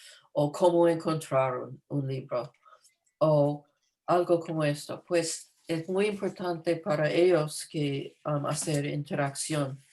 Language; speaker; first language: Spanish; non-native, fluent; English